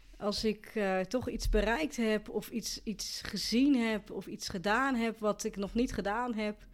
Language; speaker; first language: Dutch; native; Dutch